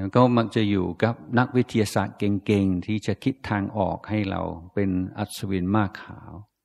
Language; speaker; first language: Thai; non-native, fluent; English